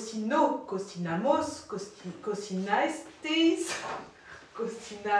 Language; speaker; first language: Spanish; non-native, learner; French